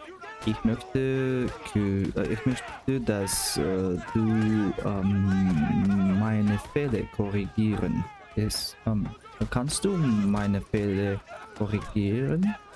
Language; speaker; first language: German; non-native, learner; Russian